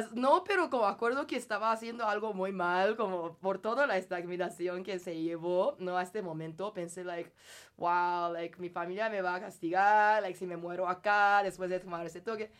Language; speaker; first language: Spanish; early bilingual, heritage; Spanish